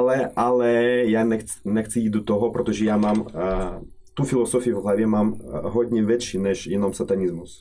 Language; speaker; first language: Czech; non-native, learner; Russian